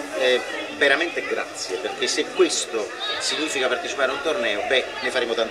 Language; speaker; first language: Italian; native; Italian